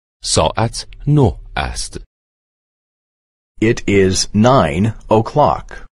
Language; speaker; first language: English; non-native, fluent; Persian